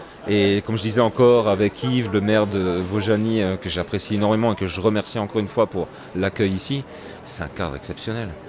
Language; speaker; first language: French; native; French